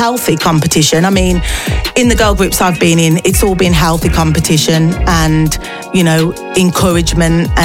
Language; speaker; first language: English; native; English